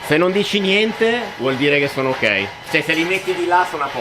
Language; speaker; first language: Italian; native; Italian